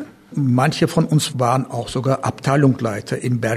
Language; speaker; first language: German; non-native, fluent; Turkish